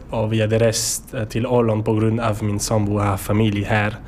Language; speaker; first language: Swedish; non-native, learner; French